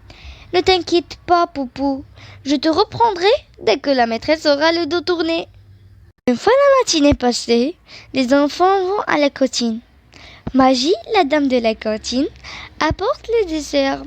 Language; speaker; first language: French; non-native, local second language; Arabic